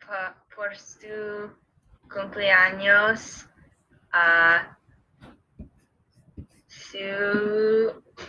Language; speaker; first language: Spanish; non-native, learner; English